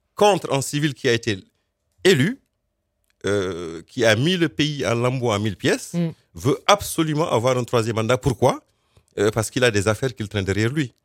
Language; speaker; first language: French; non-native, local second language; Fula